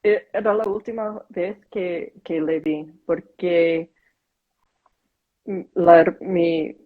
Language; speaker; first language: Spanish; non-native, fluent; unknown